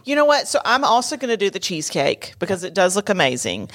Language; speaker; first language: English; native; English